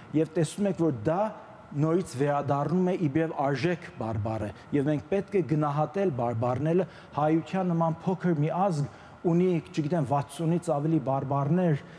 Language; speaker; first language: Armenian; early bilingual, heritage; Armenian